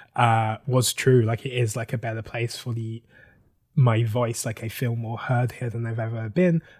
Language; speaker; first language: English; native; English